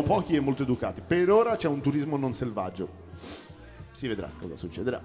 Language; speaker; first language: Italian; native; Italian